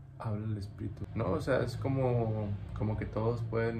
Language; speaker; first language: Spanish; native; Spanish